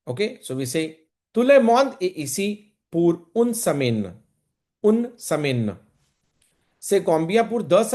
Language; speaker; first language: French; non-native, fluent; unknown